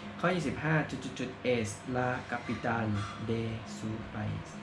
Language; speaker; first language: Spanish; non-native, learner; Thai